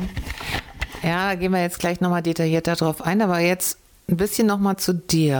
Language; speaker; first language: German; native; German